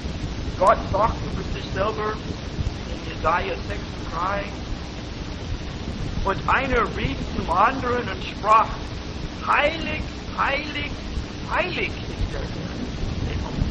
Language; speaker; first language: German; non-native, fluent; English